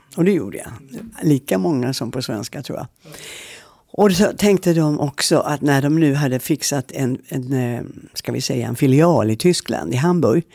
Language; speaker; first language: Swedish; native; Swedish